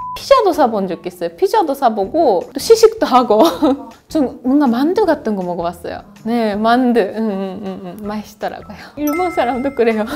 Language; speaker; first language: Korean; non-native, fluent; Japanese